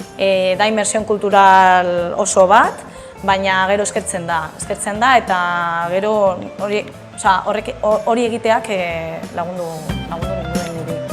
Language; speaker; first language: Basque; non-native, local second language; Spanish